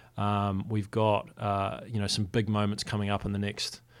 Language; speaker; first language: English; native; English